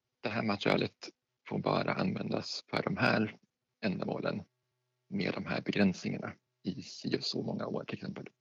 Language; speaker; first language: Swedish; native; Swedish